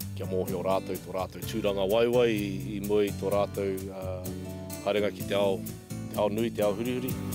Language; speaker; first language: Māori; native; Māori